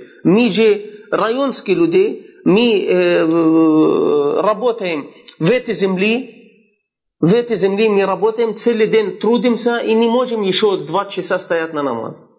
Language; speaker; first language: Russian; non-native, fluent; Arabic